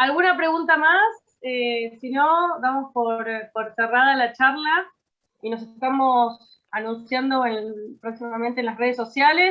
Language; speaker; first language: Spanish; native; Spanish